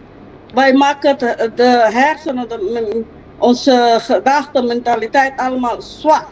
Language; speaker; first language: Dutch; non-native, local second language; Papiamento